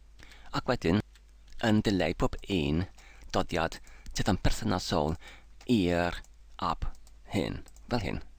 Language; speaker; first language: Welsh; non-native, learner; English